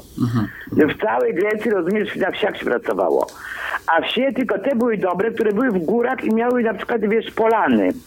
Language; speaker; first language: Polish; early bilingual, other home language; Greek